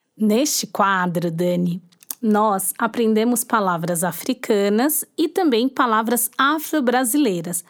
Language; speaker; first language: Portuguese; native; Portuguese